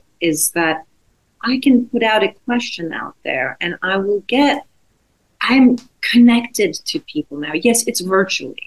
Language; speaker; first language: English; non-native, fluent; Czech